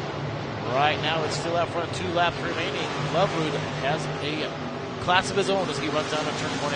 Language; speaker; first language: English; native; English